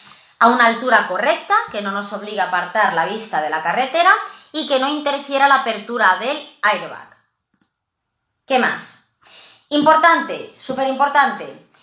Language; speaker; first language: Spanish; native; Spanish